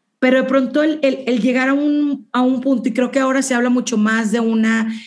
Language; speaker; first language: Spanish; native; Spanish